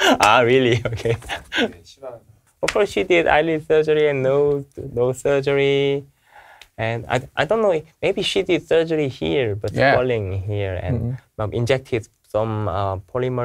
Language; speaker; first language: English; non-native, learner; Korean